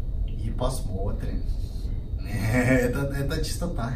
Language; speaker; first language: Russian; non-native, fluent; Portuguese